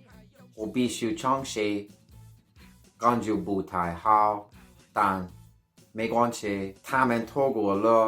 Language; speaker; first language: Chinese; non-native, learner; English